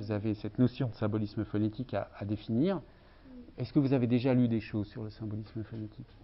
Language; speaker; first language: French; native; French